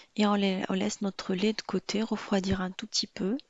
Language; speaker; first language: French; non-native, local second language; Arabic